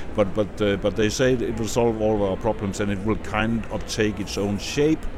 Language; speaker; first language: English; non-native, fluent; Danish